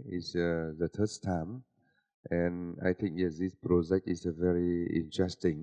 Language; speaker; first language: English; non-native, learner; Vietnamese